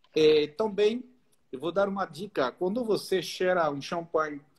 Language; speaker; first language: Portuguese; non-native, fluent; French